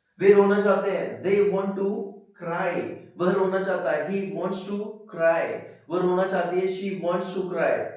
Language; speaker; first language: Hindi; native; Hindi